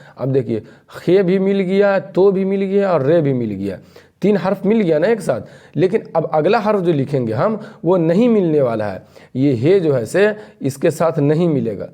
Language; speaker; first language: Hindi; native; Hindi